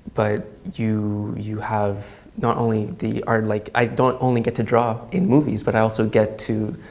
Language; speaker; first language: English; native; English